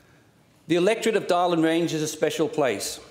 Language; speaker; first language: English; native; English